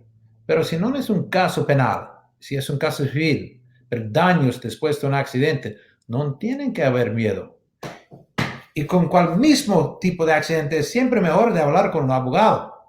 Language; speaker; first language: Spanish; non-native, learner; English